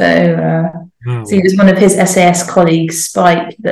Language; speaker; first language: English; native; English